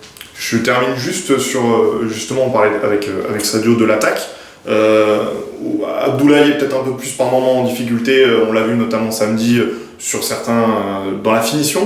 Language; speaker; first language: French; native; French